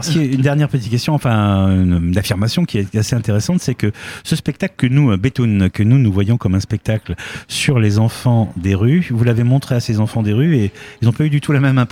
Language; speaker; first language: French; native; French